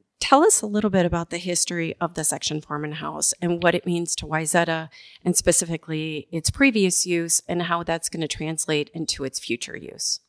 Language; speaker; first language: English; native; English